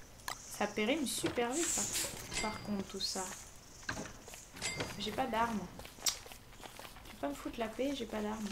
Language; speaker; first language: French; native; French